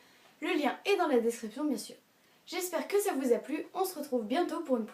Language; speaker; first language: French; native; French